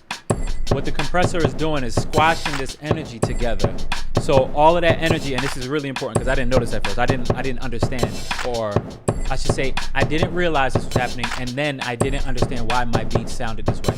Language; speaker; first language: English; native; English